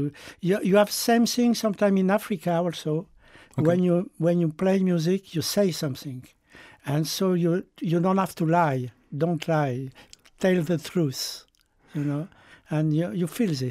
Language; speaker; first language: English; non-native, fluent; French